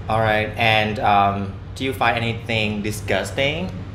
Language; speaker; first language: English; non-native, fluent; Vietnamese